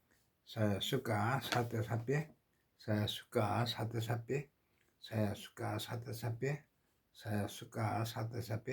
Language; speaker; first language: Indonesian; non-native, learner; Korean